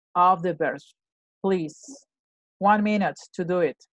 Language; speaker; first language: English; non-native, fluent; Spanish